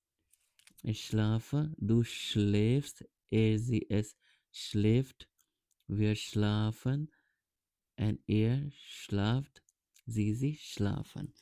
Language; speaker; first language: German; non-native, fluent; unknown